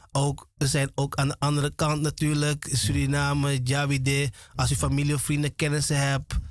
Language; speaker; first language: Dutch; native; Dutch